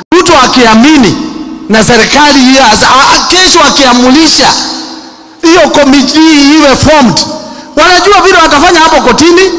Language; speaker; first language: Swahili; non-native, local second language; Kikuyu